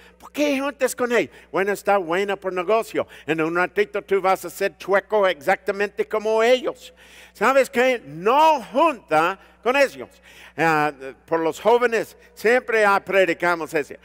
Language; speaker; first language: Spanish; early bilingual, heritage; Spanish